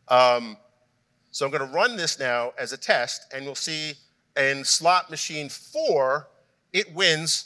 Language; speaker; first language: English; native; English